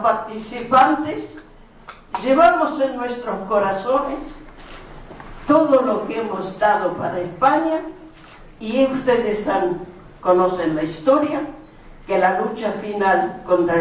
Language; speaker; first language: Spanish; non-native, fluent; Russian